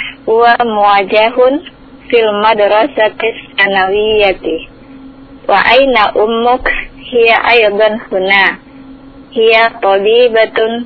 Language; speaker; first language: Arabic; non-native, learner; Indonesian